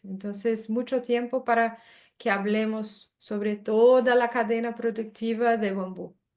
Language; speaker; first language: Spanish; non-native, learner; Portuguese